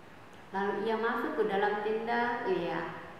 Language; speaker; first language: Indonesian; native; Indonesian